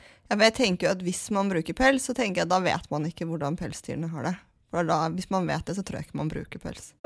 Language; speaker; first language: Norwegian; native; Norwegian